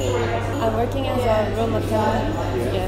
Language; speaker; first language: English; non-native, learner; Korean